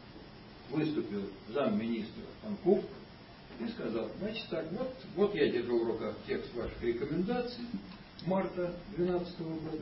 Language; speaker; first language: Russian; native; Russian